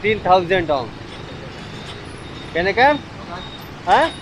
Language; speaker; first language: English; non-native, learner; Hindi